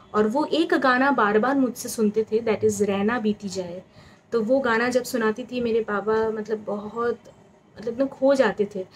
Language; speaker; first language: Hindi; non-native, local second language; Bangla